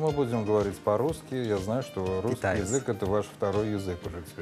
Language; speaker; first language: Russian; native; Russian